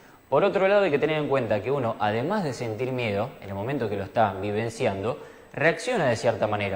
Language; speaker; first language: Spanish; native; Spanish